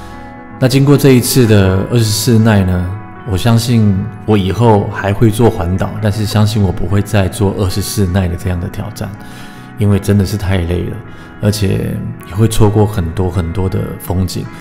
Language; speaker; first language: Chinese; native; Chinese